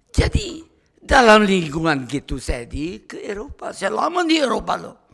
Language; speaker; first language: Indonesian; native; Indonesian